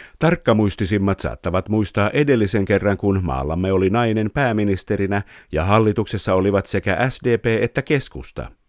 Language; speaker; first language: Finnish; native; Finnish